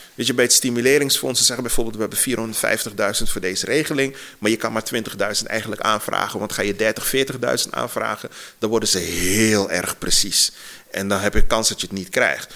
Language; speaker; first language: Dutch; native; Dutch